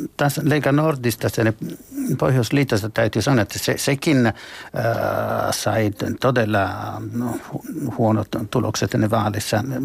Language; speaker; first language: Finnish; non-native, fluent; Italian